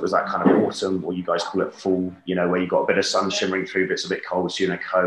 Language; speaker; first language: English; native; English